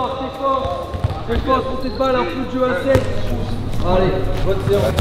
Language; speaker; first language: French; native; French